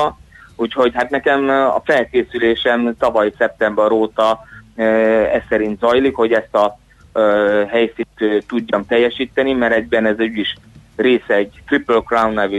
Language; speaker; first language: Hungarian; native; Hungarian